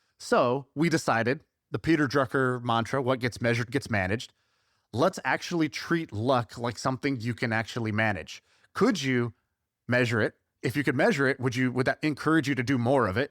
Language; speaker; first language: English; native; English